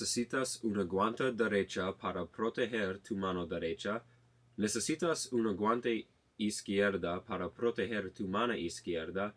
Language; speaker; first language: Spanish; non-native, learner; English